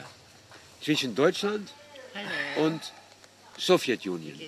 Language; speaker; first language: German; non-native, fluent; Dutch